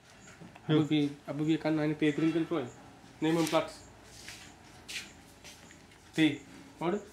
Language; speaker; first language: German; non-native, learner; Sinhala